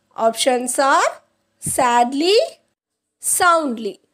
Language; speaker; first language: English; non-native, local second language; Tamil